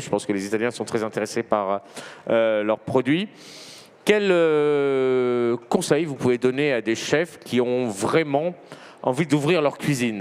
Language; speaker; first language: French; native; French